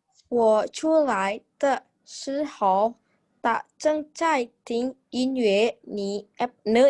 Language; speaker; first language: Chinese; non-native, learner; Indonesian